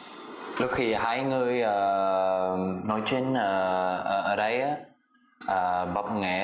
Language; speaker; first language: Vietnamese; non-native, fluent; Swedish